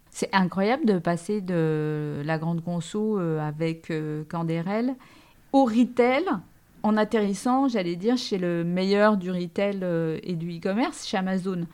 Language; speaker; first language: French; native; French